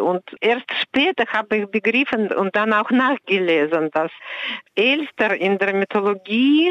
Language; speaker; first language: German; non-native, fluent; Russian